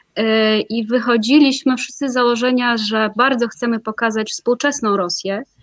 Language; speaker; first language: Polish; non-native, fluent; Russian